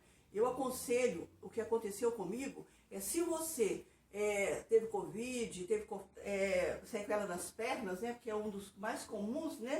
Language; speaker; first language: Portuguese; native; Portuguese